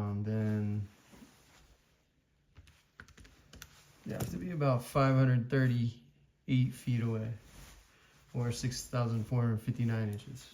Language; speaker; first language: English; native; English